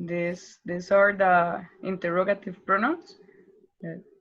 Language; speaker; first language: English; non-native, learner; Spanish